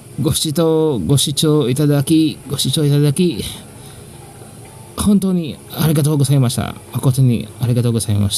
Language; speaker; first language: Japanese; non-native, fluent; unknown